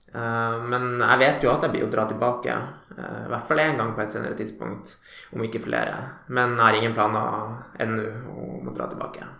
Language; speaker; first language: Norwegian; native; Norwegian